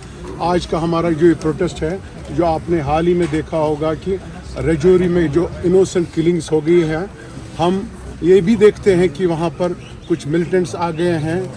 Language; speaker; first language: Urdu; non-native, local second language; Kashmiri